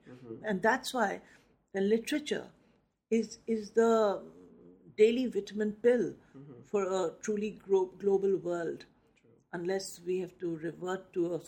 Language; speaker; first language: English; non-native, local second language; Hindi